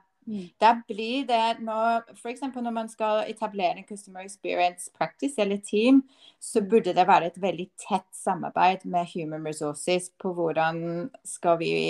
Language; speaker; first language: Norwegian; non-native, fluent; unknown